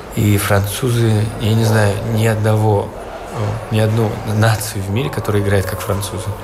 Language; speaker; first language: Russian; native; Russian